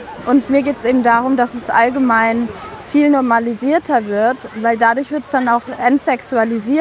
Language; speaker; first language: German; native; German